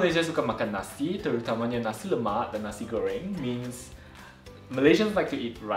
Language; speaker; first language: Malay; non-native, local second language; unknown